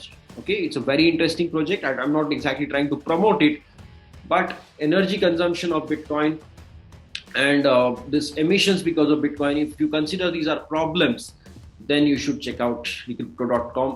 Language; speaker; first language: English; non-native, local second language; Marathi